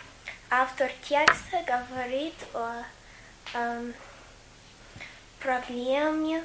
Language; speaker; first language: Russian; non-native, learner; English